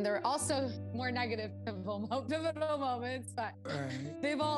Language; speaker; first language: English; early bilingual, other home language; Portuguese